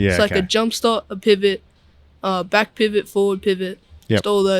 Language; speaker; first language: English; native; English